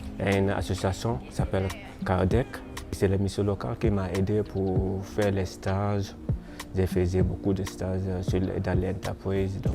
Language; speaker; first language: French; non-native, learner; Krio